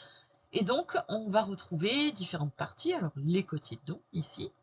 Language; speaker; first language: French; native; French